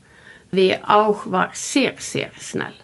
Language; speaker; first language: German; non-native, learner; Swedish